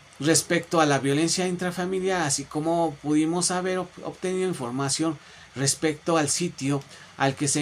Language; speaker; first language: Spanish; native; Spanish